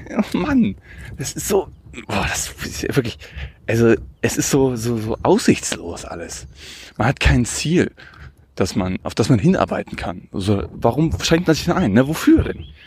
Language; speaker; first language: German; native; German